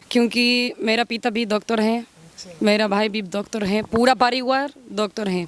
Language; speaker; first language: Hindi; non-native, learner; Spanish